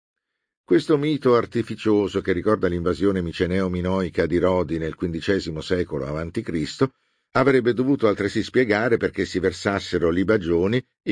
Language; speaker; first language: Italian; native; Italian